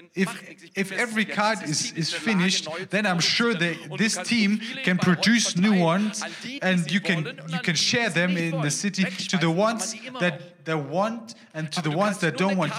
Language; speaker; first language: English; non-native, fluent; German